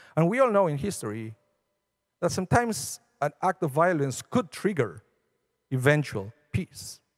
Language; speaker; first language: English; non-native, fluent; Spanish